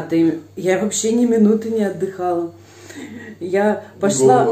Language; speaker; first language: Russian; native; Russian